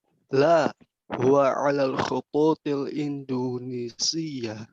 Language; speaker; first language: Arabic; non-native, learner; Indonesian